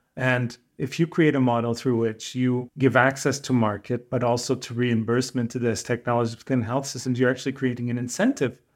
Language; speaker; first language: English; non-native, fluent; Portuguese